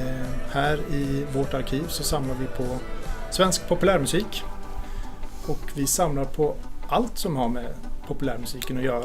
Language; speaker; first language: Swedish; native; Swedish